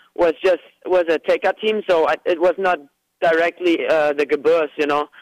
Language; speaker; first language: English; non-native, fluent; German